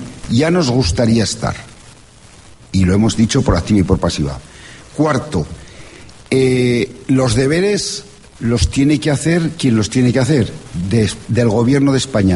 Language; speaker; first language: Spanish; native; Spanish